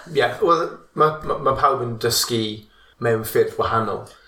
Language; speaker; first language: Welsh; non-native, learner; English